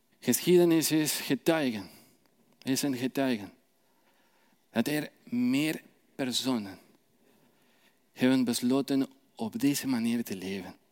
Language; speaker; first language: Dutch; non-native, fluent; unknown